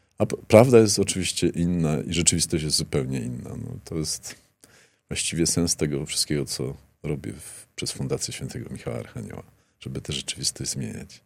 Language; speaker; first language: Polish; native; Polish